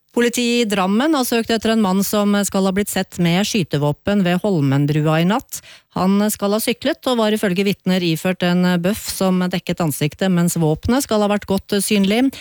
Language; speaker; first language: Norwegian; native; Norwegian